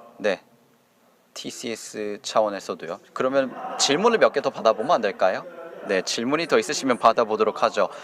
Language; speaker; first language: Korean; native; Korean